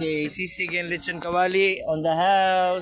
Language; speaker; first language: English; non-native, local second language; Filipino